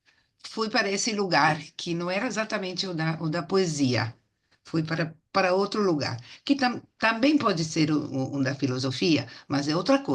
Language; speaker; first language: Portuguese; non-native, fluent; Spanish